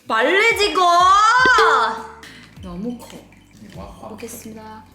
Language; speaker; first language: Korean; non-native, learner; Thai